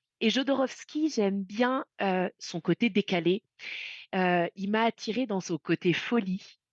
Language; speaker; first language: French; native; French